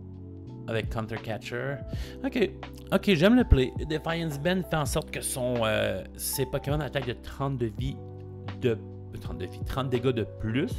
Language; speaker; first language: French; native; French